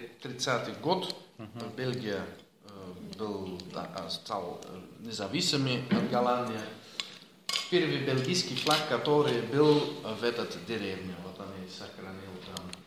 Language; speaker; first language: Russian; non-native, fluent; Dutch